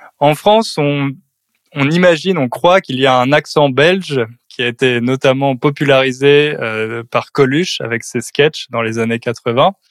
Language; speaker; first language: French; native; French